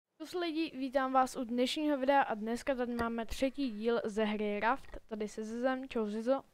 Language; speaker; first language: Czech; native; Czech